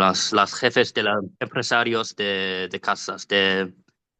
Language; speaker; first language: Spanish; non-native, learner; English